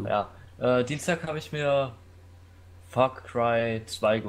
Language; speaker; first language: German; native; German